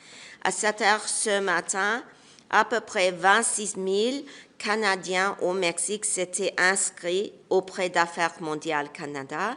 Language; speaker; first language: French; non-native, local second language; English